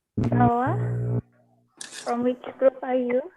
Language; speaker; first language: English; non-native, learner; Indonesian